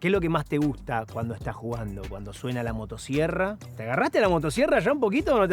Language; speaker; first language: Spanish; native; Spanish